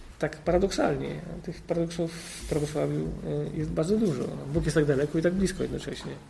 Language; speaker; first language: Polish; native; Polish